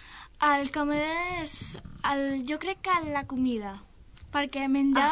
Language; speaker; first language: Catalan; non-native, local second language; Spanish